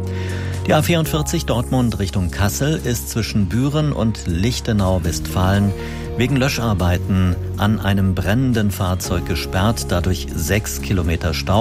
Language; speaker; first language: German; native; German